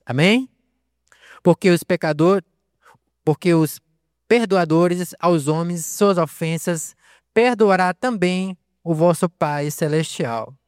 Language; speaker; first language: Portuguese; native; Portuguese